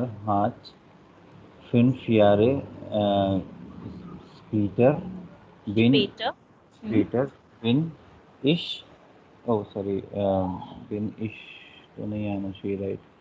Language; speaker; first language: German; non-native, learner; Hindi